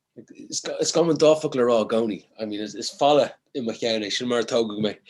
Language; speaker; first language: Irish; native; Irish